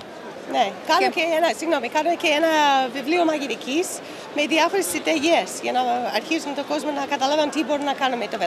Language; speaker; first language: Greek; non-native, learner; English